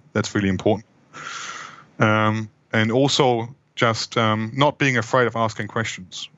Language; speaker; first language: English; non-native, fluent; German